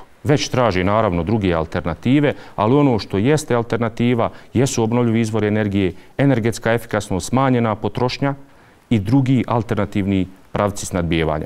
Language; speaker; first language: Serbian; native; Serbian